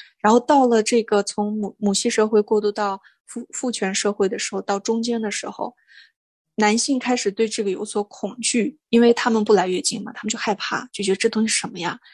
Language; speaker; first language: Chinese; non-native, local second language; Mongolian